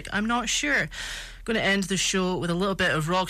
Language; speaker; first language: English; native; English